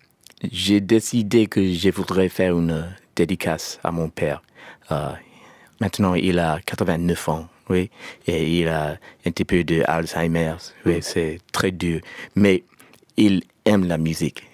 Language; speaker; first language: French; non-native, learner; English